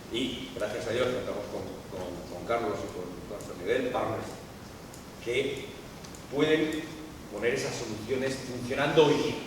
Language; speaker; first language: Spanish; native; Spanish